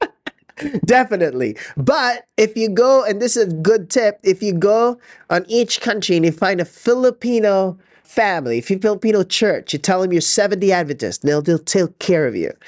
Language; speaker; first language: English; non-native, local second language; Filipino